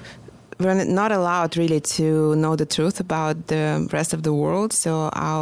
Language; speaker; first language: English; non-native, fluent; Russian